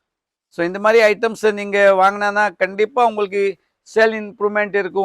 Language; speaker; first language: Tamil; non-native, fluent; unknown